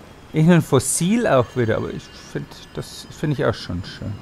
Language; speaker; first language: German; native; German